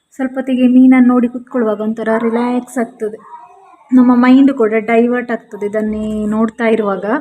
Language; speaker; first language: Kannada; non-native, local second language; Tulu